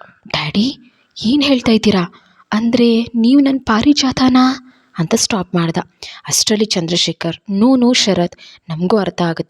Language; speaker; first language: Kannada; native; Kannada